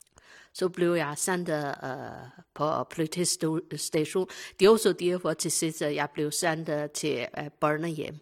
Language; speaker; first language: Danish; non-native, learner; Chinese